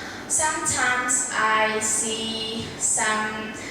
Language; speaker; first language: English; non-native, learner; Vietnamese